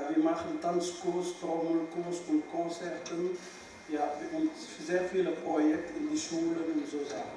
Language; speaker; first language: German; non-native, fluent; Wolof